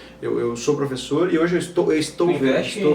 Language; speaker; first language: Portuguese; native; Portuguese